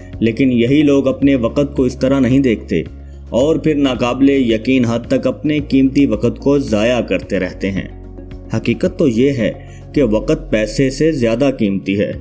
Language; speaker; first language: Urdu; native; Urdu